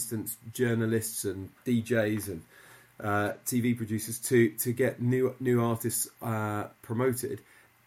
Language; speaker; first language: English; native; English